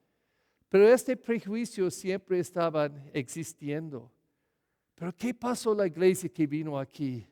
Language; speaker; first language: Spanish; non-native, fluent; English